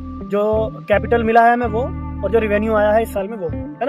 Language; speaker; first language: Hindi; native; Hindi